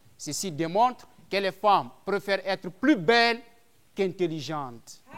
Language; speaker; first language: French; non-native, local second language; Fula